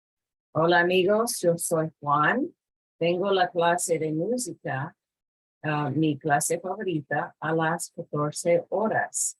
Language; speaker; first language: Spanish; non-native, fluent; English